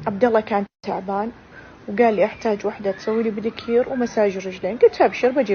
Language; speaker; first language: Arabic; native; Arabic